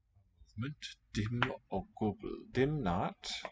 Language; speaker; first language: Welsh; non-native, learner; English